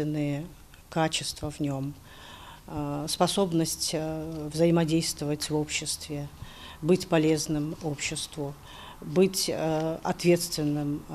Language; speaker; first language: Russian; native; Russian